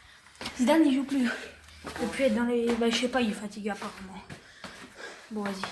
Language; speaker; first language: French; native; French